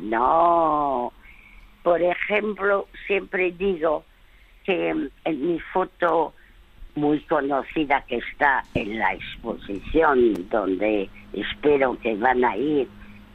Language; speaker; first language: Spanish; early bilingual, other home language; French